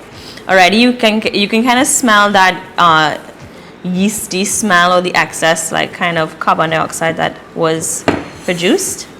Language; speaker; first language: English; native; English